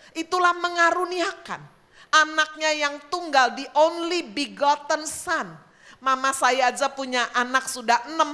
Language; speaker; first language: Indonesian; native; Indonesian